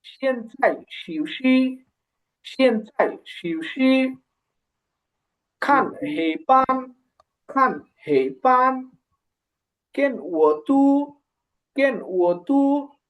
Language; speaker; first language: Chinese; non-native, fluent; Bangla